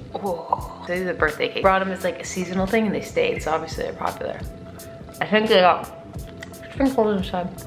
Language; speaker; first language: English; native; English